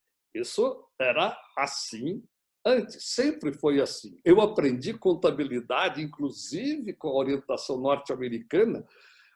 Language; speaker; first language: Portuguese; native; Portuguese